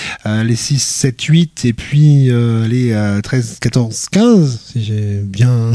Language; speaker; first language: French; native; French